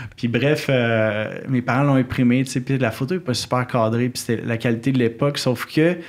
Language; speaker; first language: French; native; French